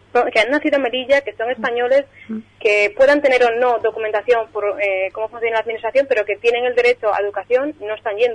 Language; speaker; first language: Spanish; native; Spanish